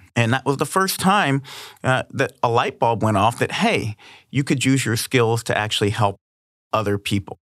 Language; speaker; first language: English; native; English